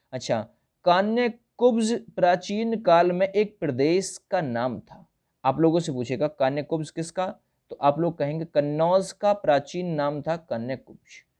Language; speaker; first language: Hindi; native; Hindi